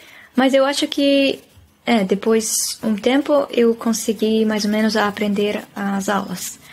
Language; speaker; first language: Portuguese; non-native, fluent; Dutch